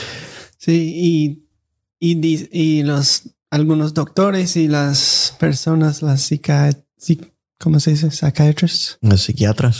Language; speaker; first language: Spanish; non-native, fluent; English